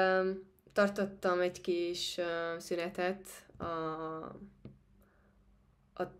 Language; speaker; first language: Hungarian; non-native, fluent; Spanish